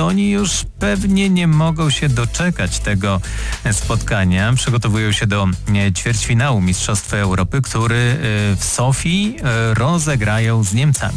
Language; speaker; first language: Polish; native; Polish